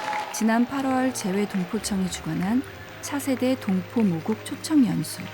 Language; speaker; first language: Korean; native; Korean